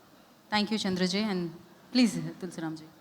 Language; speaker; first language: Telugu; native; Telugu